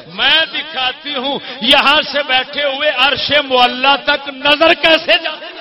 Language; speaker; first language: Urdu; non-native, local second language; Punjabi